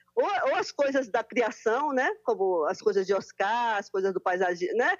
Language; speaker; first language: Portuguese; native; Portuguese